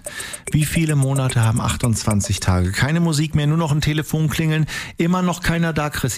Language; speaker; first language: German; native; German